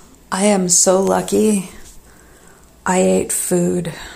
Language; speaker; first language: English; native; English